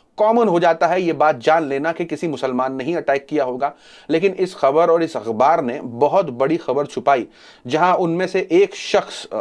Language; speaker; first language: Hindi; native; Hindi